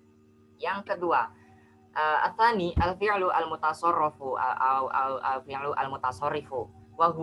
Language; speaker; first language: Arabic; non-native, learner; Indonesian